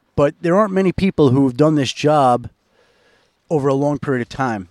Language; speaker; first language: English; native; English